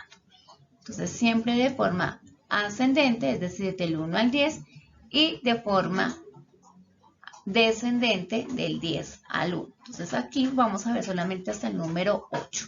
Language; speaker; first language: Spanish; native; Spanish